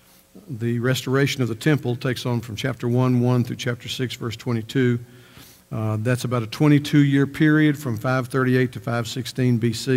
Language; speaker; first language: English; native; English